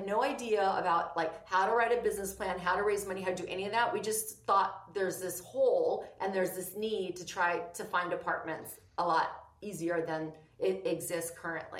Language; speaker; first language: English; early bilingual, other home language; Greek